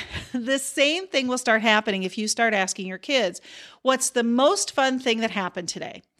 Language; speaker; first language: English; native; English